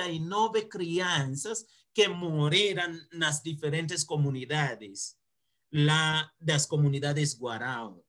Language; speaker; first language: Portuguese; non-native, fluent; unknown